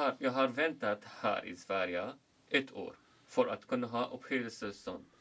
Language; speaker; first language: Swedish; non-native, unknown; Arabic